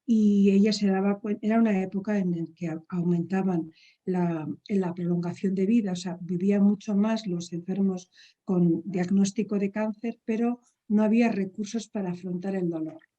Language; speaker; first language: Spanish; native; Spanish